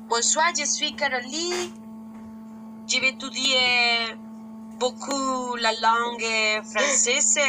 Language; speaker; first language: French; non-native, learner; Spanish